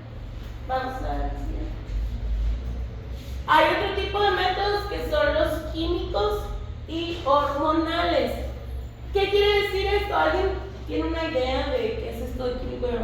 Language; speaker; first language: Spanish; native; Spanish